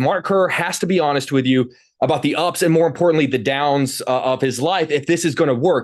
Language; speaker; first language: English; native; English